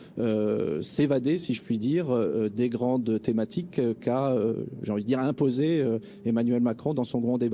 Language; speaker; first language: French; native; French